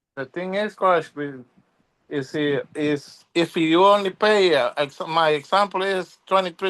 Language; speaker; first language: English; non-native, learner; Spanish